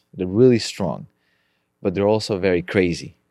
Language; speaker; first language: English; non-native, fluent; Spanish